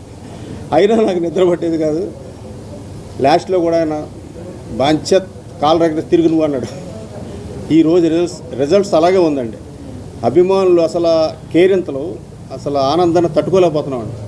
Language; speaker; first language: Telugu; native; Telugu